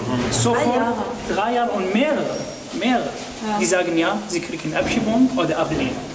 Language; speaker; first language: German; non-native, learner; Arabic